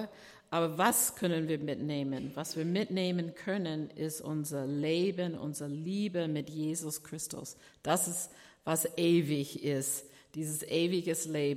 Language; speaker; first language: German; non-native, fluent; English